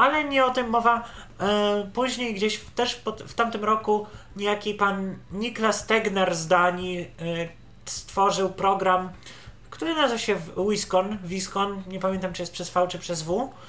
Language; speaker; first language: Polish; native; Polish